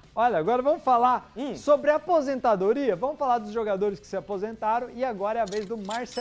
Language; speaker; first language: Portuguese; native; Portuguese